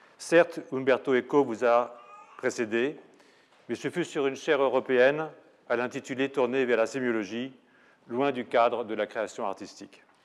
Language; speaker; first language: French; native; French